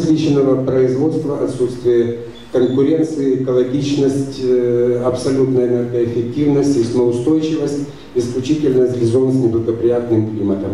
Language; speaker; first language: Russian; native; Russian